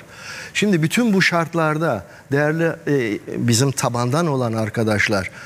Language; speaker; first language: Turkish; native; Turkish